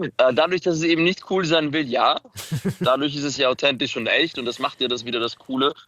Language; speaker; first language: German; early bilingual, other home language; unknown